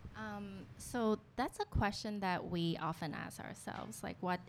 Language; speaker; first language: English; native; English